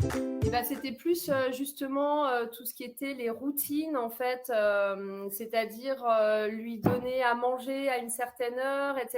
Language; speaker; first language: French; native; French